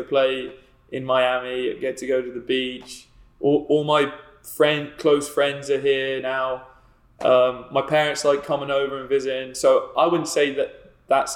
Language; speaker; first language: English; native; English